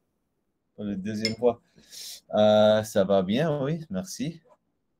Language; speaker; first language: French; non-native, learner; English